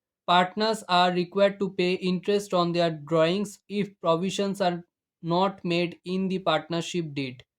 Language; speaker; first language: English; non-native, local second language; Bangla